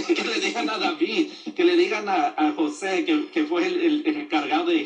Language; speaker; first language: Spanish; early bilingual, other home language; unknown